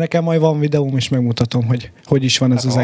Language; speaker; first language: Hungarian; native; Hungarian